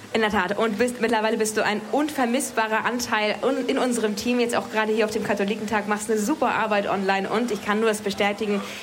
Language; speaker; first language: German; native; German